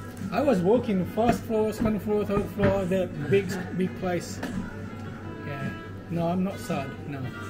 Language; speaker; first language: English; non-native, learner; Japanese